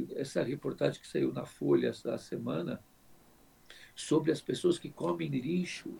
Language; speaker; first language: Portuguese; native; Portuguese